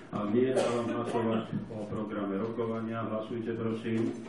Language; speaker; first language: Slovak; native; Slovak